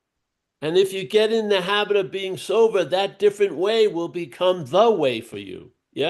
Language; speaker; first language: English; native; English